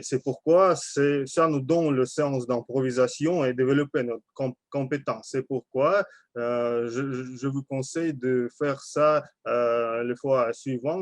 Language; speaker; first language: French; non-native, learner; Russian